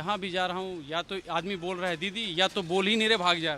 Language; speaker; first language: Hindi; native; Hindi